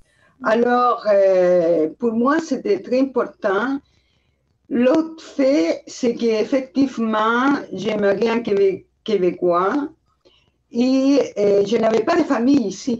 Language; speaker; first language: French; non-native, fluent; Spanish